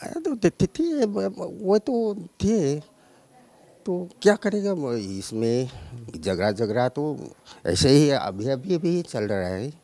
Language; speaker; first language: Hindi; non-native, local second language; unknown